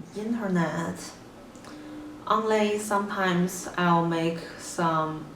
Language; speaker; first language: English; non-native, learner; Chinese